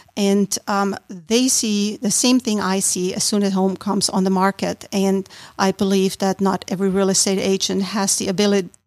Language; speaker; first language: English; non-native, fluent; German